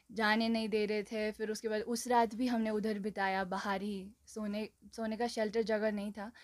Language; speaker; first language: Hindi; non-native, local second language; Nepali